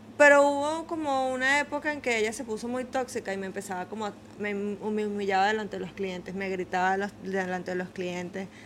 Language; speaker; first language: Spanish; native; Spanish